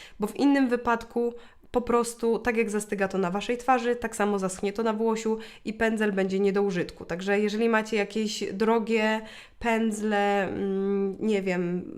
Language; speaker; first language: Polish; native; Polish